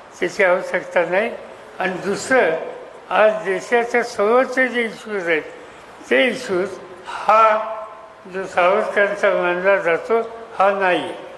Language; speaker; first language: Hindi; non-native, local second language; Marathi